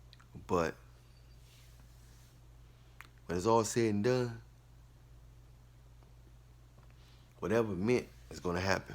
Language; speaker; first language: English; native; English